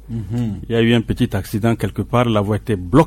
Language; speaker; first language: French; non-native, local second language; Ewe